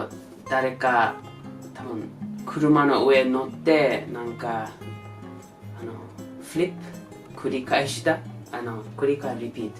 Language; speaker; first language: Japanese; non-native, learner; English